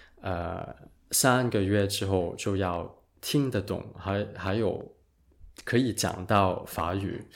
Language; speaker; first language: Chinese; non-native, local second language; Cantonese